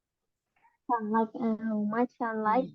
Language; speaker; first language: English; non-native, learner; Indonesian